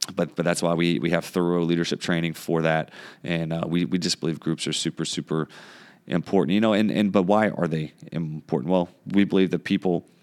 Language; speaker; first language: English; native; English